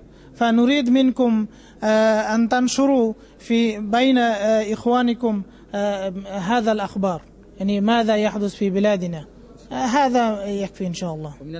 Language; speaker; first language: Arabic; non-native, learner; Bangla